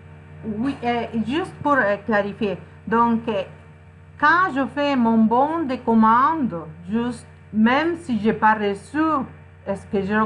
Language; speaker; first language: French; non-native, fluent; Spanish